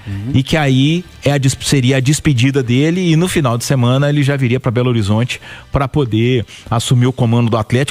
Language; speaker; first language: Portuguese; native; Portuguese